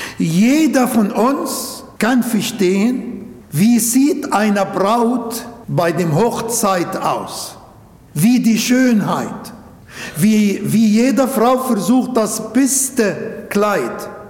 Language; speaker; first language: German; non-native, fluent; Arabic